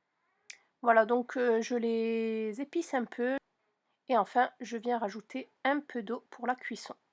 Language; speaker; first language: French; native; French